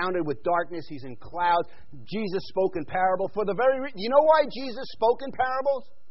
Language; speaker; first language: English; native; English